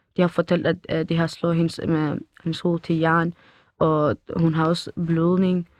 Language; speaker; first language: Danish; early bilingual, other home language; Kurdish